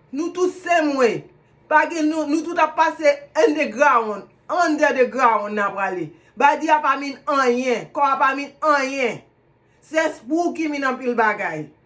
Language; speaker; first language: Haitian Creole; native; Haitian Creole